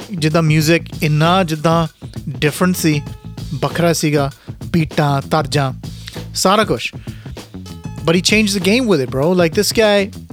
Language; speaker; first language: Punjabi; early bilingual, heritage; Punjabi